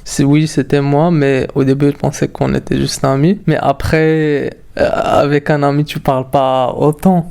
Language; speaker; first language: French; non-native, local second language; Arabic